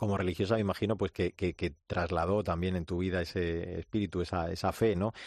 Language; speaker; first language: Spanish; native; Spanish